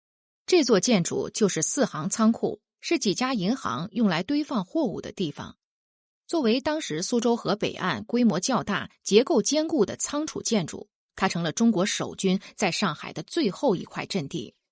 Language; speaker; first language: Chinese; native; Chinese